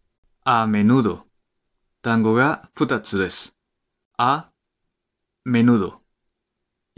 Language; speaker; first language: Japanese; non-native, fluent; Spanish